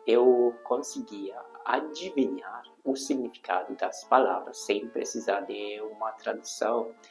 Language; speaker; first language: Portuguese; non-native, fluent; Hungarian